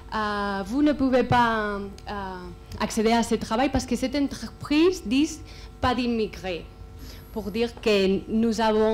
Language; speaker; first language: French; non-native, fluent; Spanish